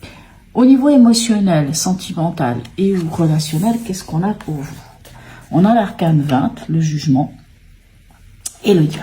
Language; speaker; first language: French; native; French